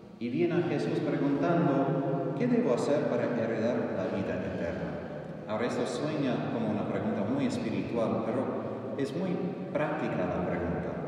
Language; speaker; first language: Spanish; non-native, fluent; English